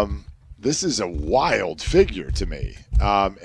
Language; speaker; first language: English; native; English